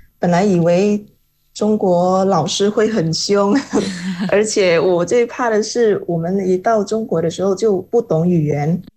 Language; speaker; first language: Chinese; non-native, fluent; Indonesian